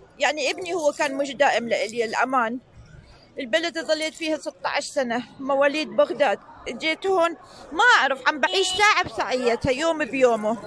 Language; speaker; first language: Arabic; native; Arabic